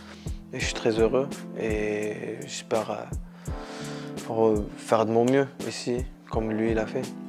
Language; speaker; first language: French; non-native, local second language; Arabic